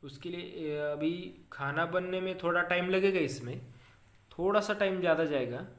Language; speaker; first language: Hindi; non-native, local second language; Marathi